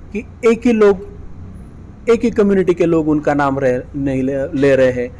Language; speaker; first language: Hindi; non-native, local second language; Marathi